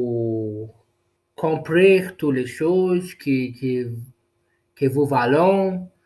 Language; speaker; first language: French; non-native, learner; Portuguese